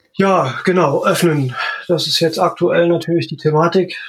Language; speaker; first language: German; native; German